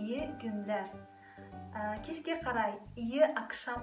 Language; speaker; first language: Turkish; non-native, fluent; Kazakh